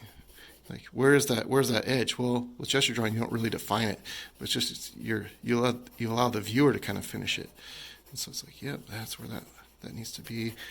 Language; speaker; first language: English; native; English